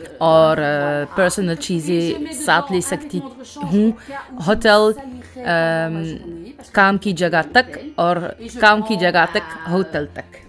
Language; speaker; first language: Hindi; non-native, fluent; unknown